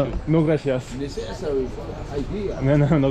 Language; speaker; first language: Spanish; non-native, learner; Korean